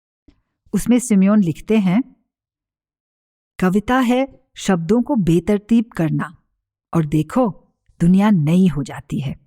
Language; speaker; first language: Hindi; native; Hindi